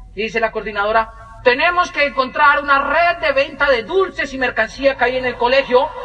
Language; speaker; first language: Spanish; native; Spanish